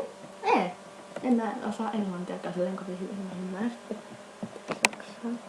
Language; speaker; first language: Finnish; native; Finnish